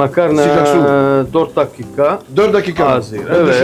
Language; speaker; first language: Turkish; non-native, learner; French